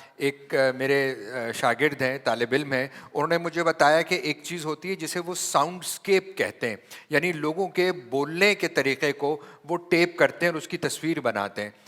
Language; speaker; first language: Urdu; native; Urdu